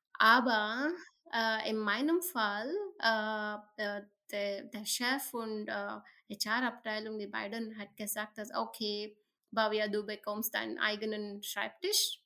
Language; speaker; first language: German; non-native, learner; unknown